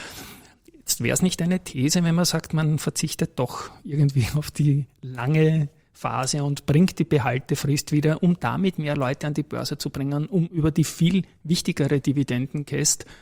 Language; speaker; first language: German; native; German